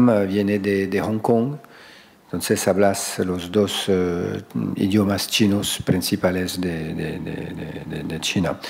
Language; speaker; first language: Spanish; non-native, fluent; French